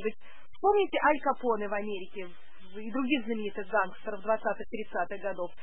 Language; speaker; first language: Russian; native; Russian